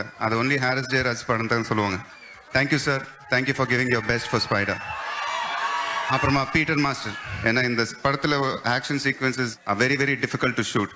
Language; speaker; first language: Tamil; non-native, local second language; Telugu